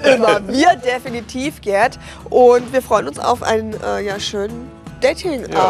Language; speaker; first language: German; native; German